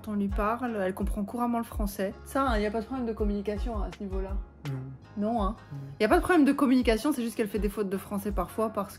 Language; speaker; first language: French; native; French